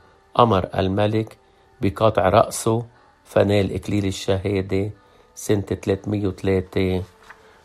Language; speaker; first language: Arabic; native; Arabic